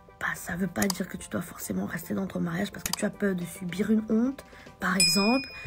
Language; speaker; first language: French; native; French